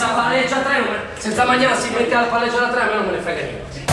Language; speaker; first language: Italian; native; Italian